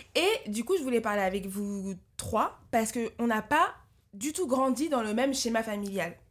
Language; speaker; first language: French; early bilingual, other home language; Lingala